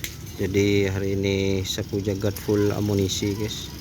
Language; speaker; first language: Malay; non-native, local second language; Madurese